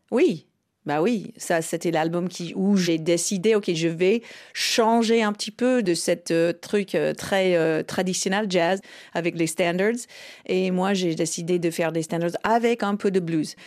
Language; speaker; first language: French; non-native, fluent; English